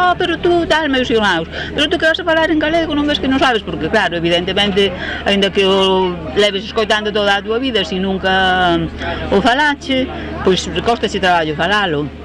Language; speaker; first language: Galician; non-native, local second language; Spanish